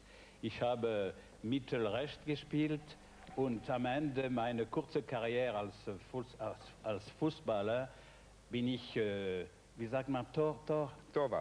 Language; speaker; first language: German; non-native, fluent; French